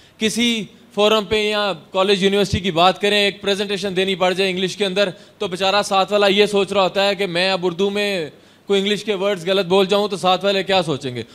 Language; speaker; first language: Urdu; non-native, local second language; Punjabi